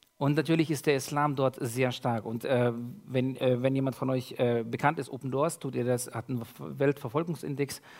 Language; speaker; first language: German; early bilingual, other home language; Russian